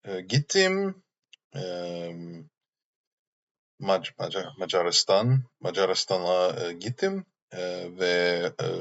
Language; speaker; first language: Turkish; non-native, learner; English